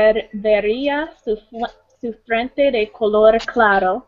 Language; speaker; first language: Spanish; non-native, learner; English